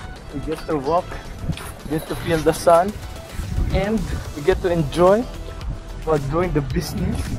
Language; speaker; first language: English; non-native, local second language; Filipino